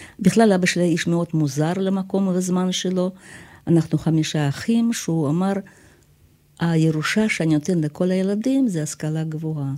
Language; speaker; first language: Hebrew; non-native, fluent; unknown